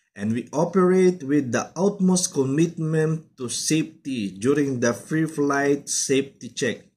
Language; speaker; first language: English; non-native, local second language; Filipino